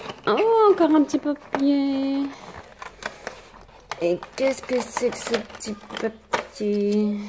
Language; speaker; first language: French; native; French